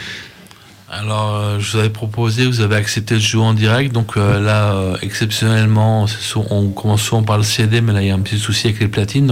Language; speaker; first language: French; native; French